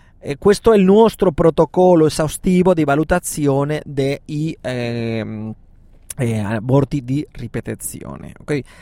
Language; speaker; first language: Italian; non-native, fluent; Spanish